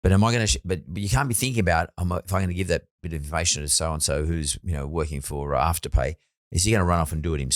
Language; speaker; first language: English; native; English